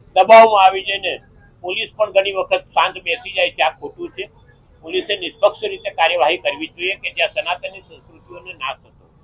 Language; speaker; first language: Gujarati; native; Gujarati